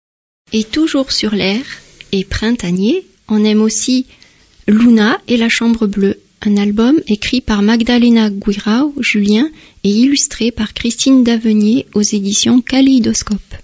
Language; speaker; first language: French; native; French